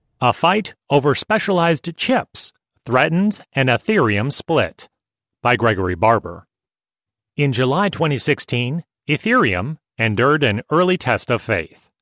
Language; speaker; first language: English; native; English